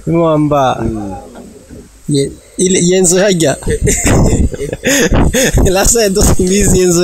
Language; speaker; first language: French; non-native, learner; Rundi